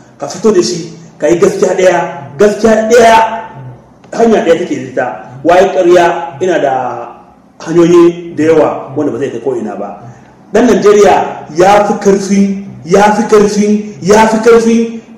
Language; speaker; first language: Hausa; non-native, local second language; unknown